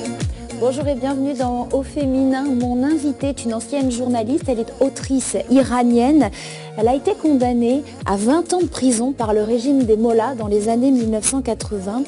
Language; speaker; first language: French; native; French